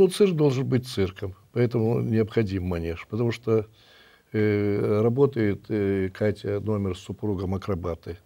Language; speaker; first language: Russian; native; Russian